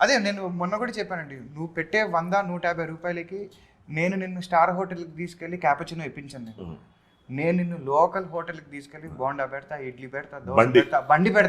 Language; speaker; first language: Telugu; native; Telugu